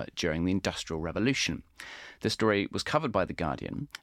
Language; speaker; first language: English; native; English